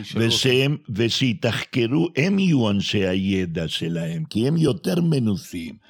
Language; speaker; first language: Hebrew; non-native, fluent; Spanish